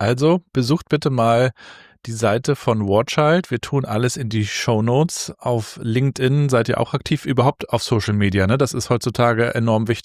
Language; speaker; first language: German; native; German